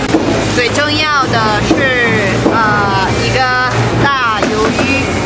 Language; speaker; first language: Chinese; non-native, learner; Catalan